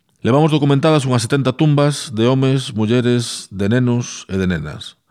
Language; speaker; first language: Galician; native; Galician